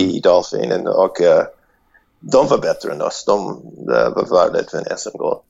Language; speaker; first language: Swedish; non-native, fluent; English